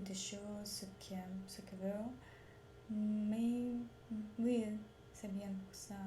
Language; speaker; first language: French; non-native, learner; Russian